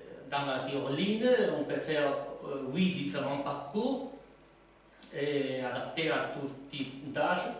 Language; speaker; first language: French; non-native, learner; Spanish